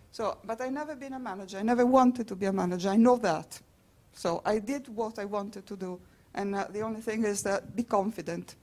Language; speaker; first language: English; non-native, fluent; Italian